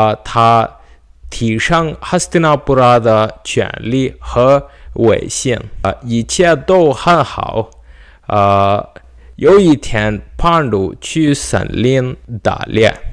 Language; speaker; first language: Chinese; non-native, learner; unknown